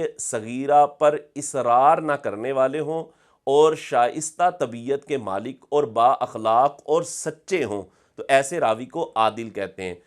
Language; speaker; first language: Urdu; native; Urdu